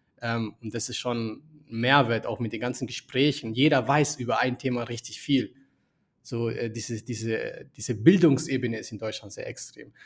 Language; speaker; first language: German; early bilingual, other home language; Spanish